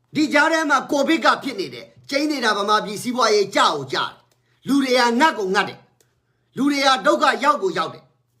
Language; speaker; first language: Burmese; native; Burmese